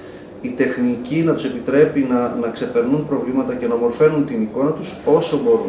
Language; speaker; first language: Greek; native; Greek